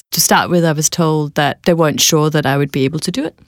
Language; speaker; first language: English; non-native, fluent; Danish